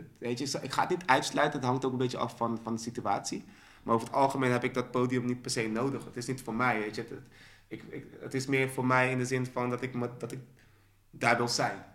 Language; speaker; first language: Dutch; early bilingual, other home language; Sranan Tongo